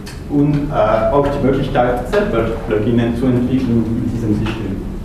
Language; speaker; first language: German; non-native, fluent; French